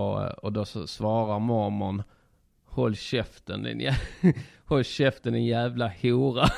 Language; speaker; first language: Swedish; native; Swedish